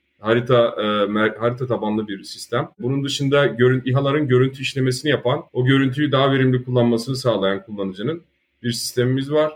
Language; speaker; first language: Turkish; native; Turkish